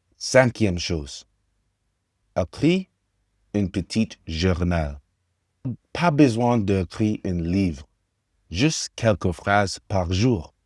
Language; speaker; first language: French; non-native, fluent; English